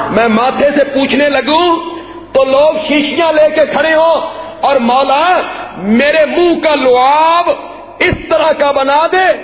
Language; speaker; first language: Urdu; non-native, local second language; Punjabi